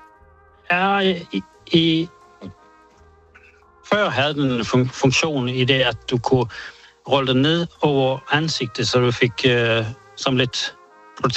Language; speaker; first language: Danish; early bilingual, heritage; Danish